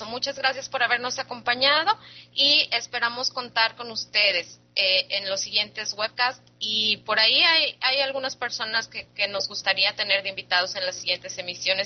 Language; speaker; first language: Spanish; native; Spanish